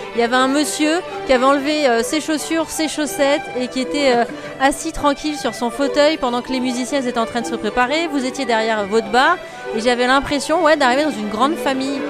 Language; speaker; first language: French; native; French